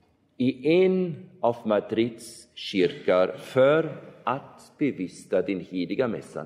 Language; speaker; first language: Swedish; non-native, fluent; German